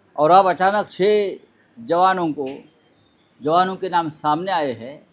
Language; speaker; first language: Hindi; non-native, local second language; Marathi